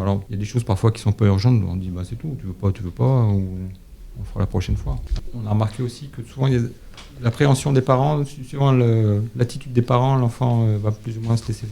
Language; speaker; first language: French; native; French